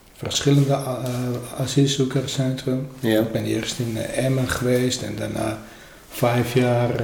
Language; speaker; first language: Dutch; non-native, learner; Armenian